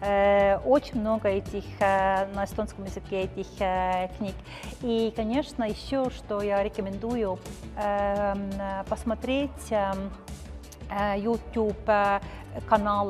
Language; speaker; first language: Russian; non-native, fluent; Estonian